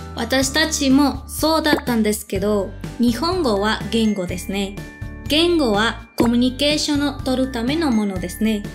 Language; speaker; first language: Japanese; non-native, fluent; Spanish